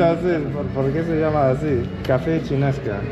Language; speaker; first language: Spanish; non-native, fluent; English